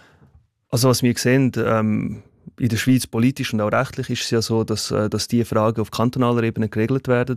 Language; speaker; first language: German; early bilingual, other home language; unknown